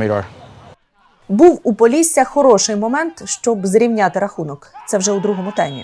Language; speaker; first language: Ukrainian; native; Ukrainian